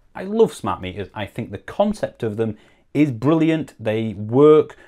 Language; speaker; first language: English; native; English